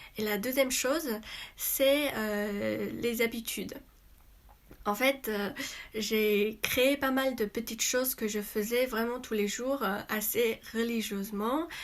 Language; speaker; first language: French; non-native, fluent; Chinese